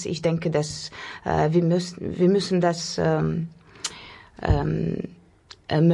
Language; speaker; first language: German; non-native, learner; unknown